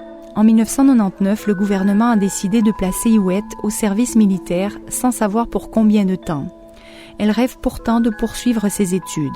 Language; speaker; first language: French; native; French